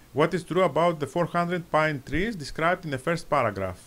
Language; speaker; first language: English; non-native, fluent; Greek